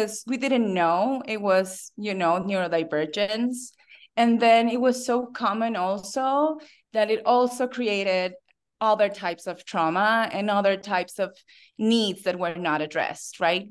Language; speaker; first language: English; non-native, fluent; Spanish